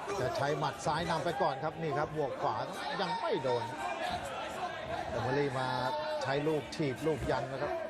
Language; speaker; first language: Thai; native; Thai